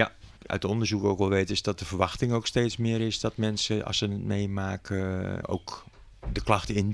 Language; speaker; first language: Dutch; native; Dutch